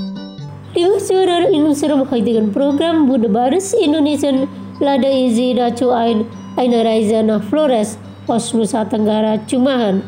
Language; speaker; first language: German; non-native, fluent; Indonesian